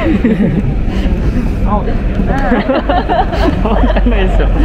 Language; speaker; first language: Japanese; non-native, fluent; Indonesian